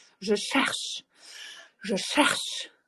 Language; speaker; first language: French; non-native, fluent; Ukrainian